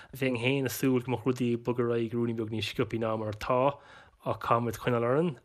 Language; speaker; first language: Irish; non-native, local second language; English